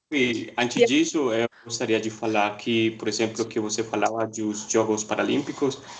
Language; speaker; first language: Portuguese; non-native, learner; Spanish